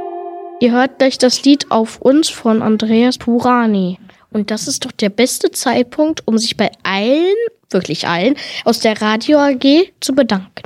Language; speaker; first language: German; native; German